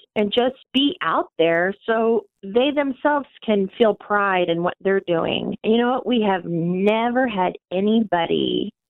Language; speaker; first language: English; native; English